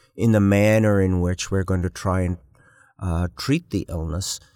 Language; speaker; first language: English; early bilingual, other home language; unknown